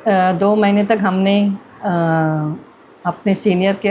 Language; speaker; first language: Hindi; native; Hindi